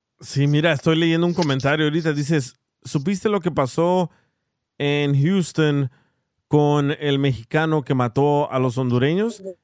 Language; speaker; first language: Spanish; early bilingual, heritage; Spanish